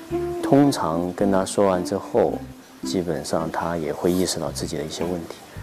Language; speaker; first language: Chinese; native; Chinese